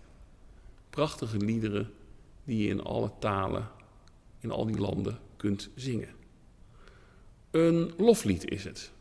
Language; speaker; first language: Dutch; native; Dutch